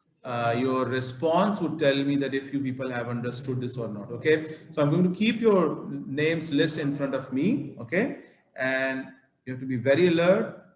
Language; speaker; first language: English; non-native, local second language; Urdu